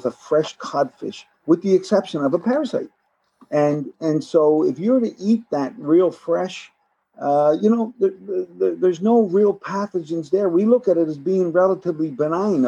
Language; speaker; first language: English; native; English